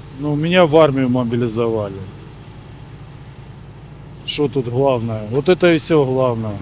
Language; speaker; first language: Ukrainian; non-native, local second language; Russian